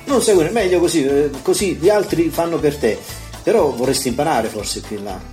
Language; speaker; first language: Italian; native; Italian